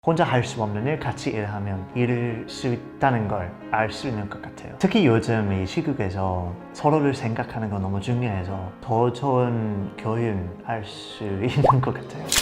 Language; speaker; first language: Korean; non-native, fluent; English